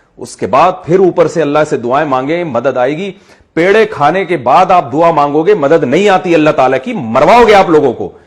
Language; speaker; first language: Urdu; native; Urdu